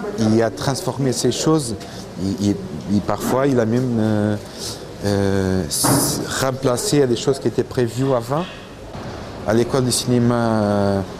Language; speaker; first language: French; non-native, fluent; Portuguese